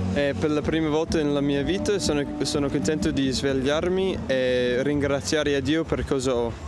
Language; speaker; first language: Italian; non-native, fluent; English